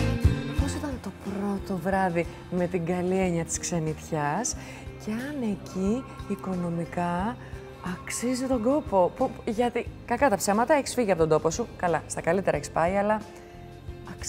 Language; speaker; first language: Greek; native; Greek